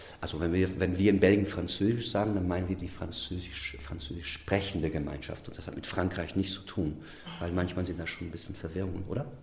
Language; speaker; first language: German; non-native, local second language; French